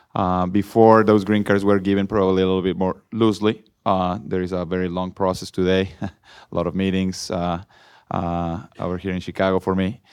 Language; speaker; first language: English; non-native, fluent; Spanish